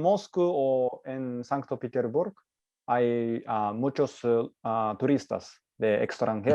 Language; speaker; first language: Spanish; non-native, learner; Japanese